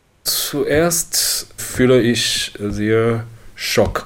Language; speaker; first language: German; non-native, learner; Chinese